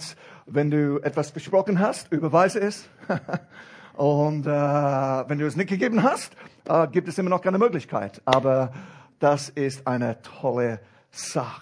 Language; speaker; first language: German; non-native, fluent; English